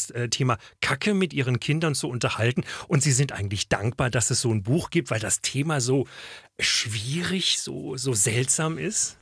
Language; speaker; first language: German; native; German